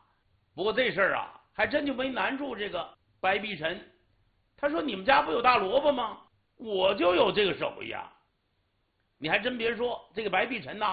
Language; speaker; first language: Chinese; native; Chinese